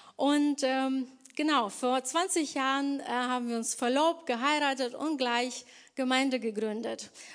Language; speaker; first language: German; non-native, fluent; Ukrainian